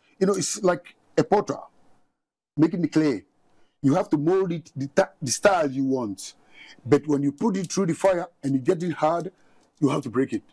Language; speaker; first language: English; non-native, local second language; Ga